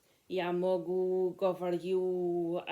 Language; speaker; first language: Russian; non-native, learner; German